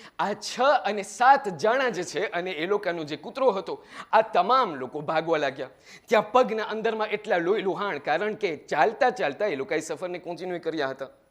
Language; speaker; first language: Gujarati; early bilingual, heritage; Gujarati